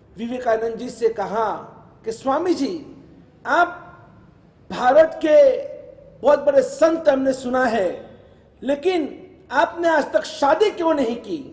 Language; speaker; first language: Hindi; non-native, local second language; Gujarati